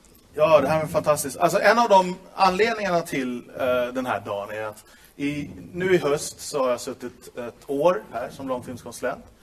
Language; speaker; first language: Swedish; native; Swedish